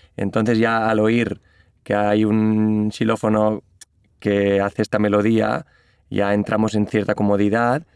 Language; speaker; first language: Spanish; non-native, local second language; Catalan